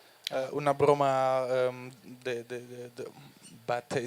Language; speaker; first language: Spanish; non-native, fluent; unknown